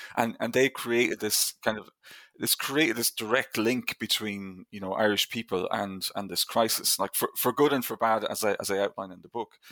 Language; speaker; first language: English; native; English